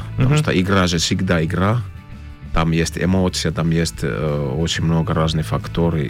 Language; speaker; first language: Russian; non-native, learner; Finnish